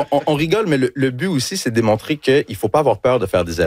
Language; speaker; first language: French; early bilingual, other home language; English